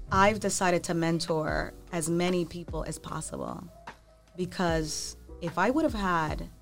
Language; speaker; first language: English; early bilingual, other home language; Spanish